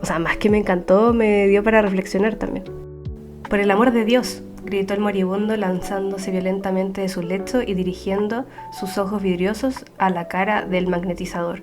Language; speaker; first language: Spanish; native; Spanish